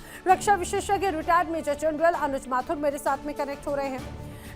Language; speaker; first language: Hindi; native; Hindi